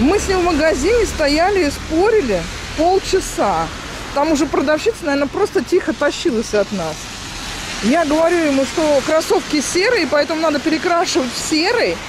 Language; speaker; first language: Russian; native; Russian